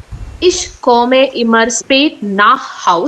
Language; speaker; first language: German; non-native, learner; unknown